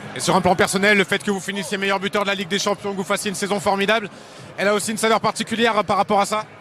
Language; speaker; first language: French; native; French